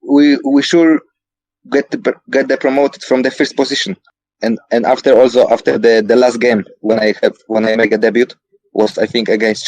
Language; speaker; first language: English; non-native, learner; Polish